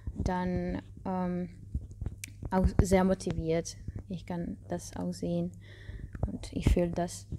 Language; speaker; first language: German; non-native, learner; Russian